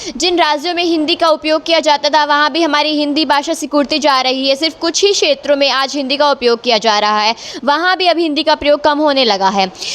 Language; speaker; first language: Hindi; native; Hindi